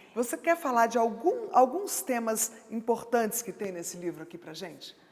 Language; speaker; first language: Portuguese; native; Portuguese